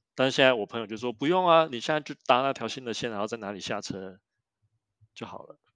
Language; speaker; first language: Chinese; non-native, local second language; Min Nan Chinese